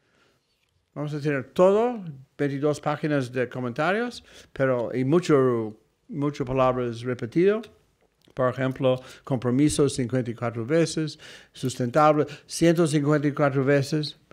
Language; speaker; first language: Spanish; non-native, fluent; English